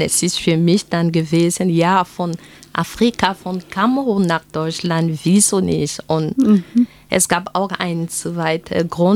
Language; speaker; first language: German; non-native, fluent; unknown